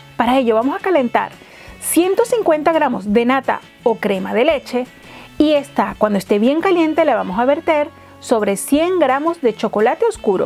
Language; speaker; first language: Spanish; native; Spanish